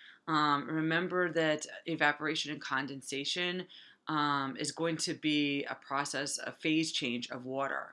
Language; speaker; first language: English; native; English